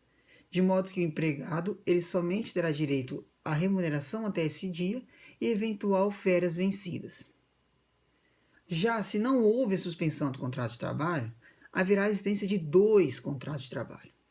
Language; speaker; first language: Portuguese; native; Portuguese